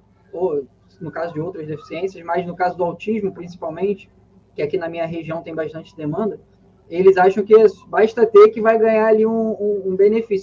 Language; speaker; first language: Portuguese; native; Portuguese